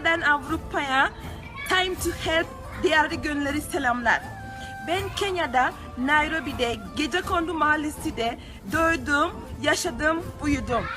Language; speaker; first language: Turkish; non-native, learner; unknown